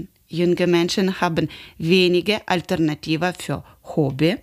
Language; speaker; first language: German; non-native, learner; Ukrainian